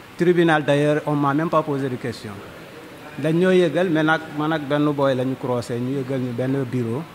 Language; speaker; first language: Wolof; non-native, local second language; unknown